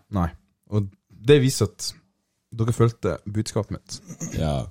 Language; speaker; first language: Norwegian; early bilingual, other home language; Somali